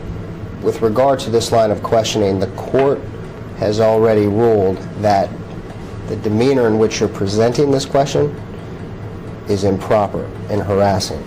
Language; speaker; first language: English; native; English